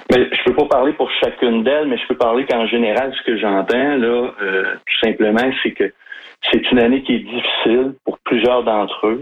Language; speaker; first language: French; native; French